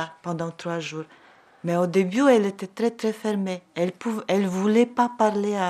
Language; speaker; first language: French; non-native, learner; Ukrainian